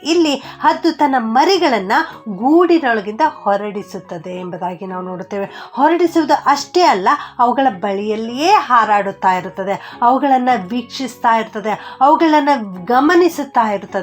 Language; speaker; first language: Kannada; native; Kannada